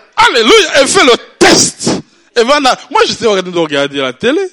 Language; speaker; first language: French; non-native, local second language; Rundi